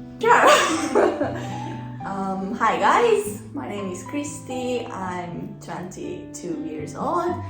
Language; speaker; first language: English; non-native, fluent; Hungarian